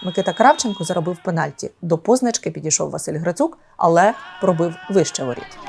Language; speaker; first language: Ukrainian; native; Ukrainian